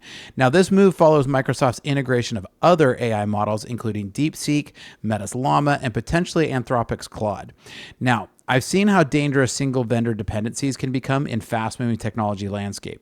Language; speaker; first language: English; native; English